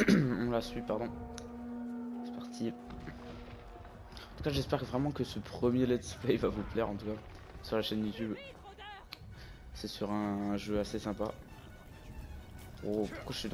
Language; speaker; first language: French; native; French